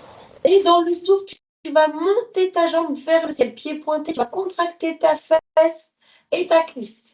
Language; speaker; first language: French; native; French